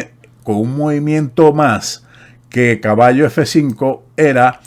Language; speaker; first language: Spanish; native; Spanish